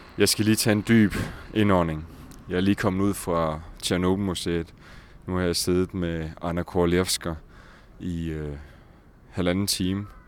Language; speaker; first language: Danish; native; Danish